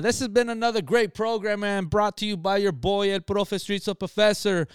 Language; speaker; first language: English; early bilingual, other home language; Spanish